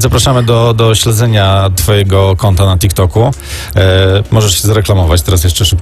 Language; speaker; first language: Polish; native; Polish